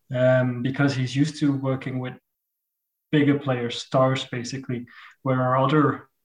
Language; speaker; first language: English; non-native, fluent; Dutch